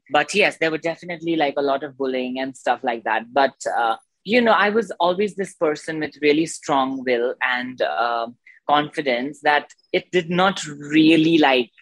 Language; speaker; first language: English; non-native, local second language; Nepali